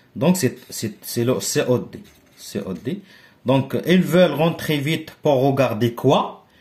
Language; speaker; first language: French; non-native, local second language; Arabic